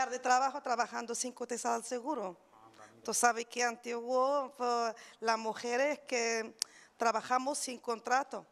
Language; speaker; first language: Spanish; non-native, learner; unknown